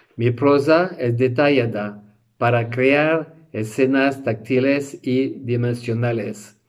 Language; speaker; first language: Spanish; non-native, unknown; English